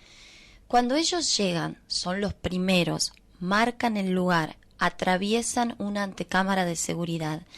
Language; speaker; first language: Spanish; native; Spanish